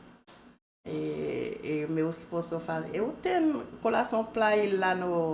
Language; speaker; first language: Portuguese; non-native, learner; Haitian Creole